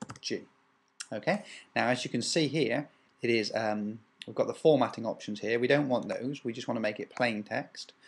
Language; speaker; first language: English; native; English